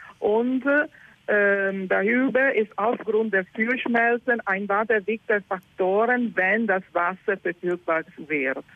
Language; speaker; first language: German; non-native, learner; Italian